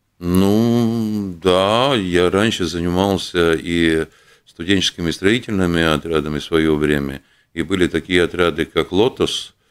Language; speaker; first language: Russian; non-native, local second language; Latvian